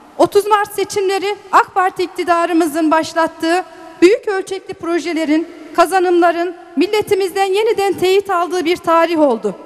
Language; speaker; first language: Turkish; native; Turkish